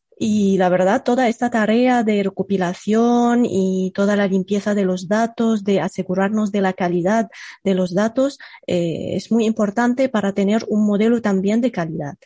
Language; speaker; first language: Spanish; non-native, fluent; Arabic